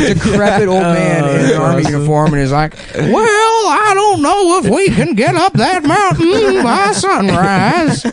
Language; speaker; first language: English; native; English